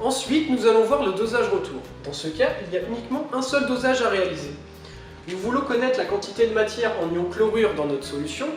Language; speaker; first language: French; native; French